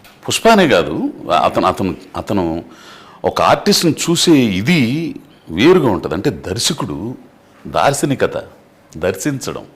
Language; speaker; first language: Telugu; native; Telugu